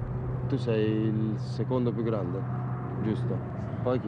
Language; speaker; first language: Italian; native; Italian